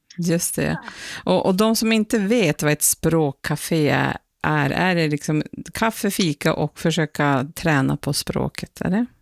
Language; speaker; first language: Swedish; native; Swedish